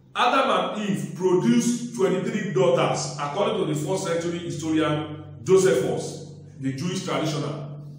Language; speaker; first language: English; non-native, local second language; Yoruba